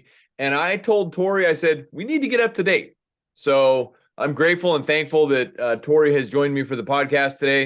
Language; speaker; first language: English; native; English